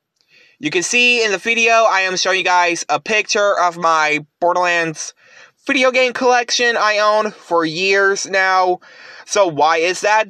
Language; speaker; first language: English; native; English